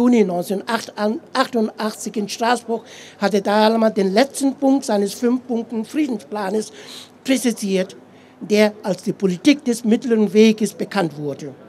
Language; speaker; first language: German; non-native, fluent; Tibetan